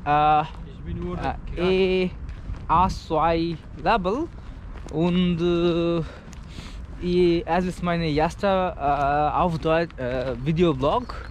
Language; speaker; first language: German; non-native, learner; Bangla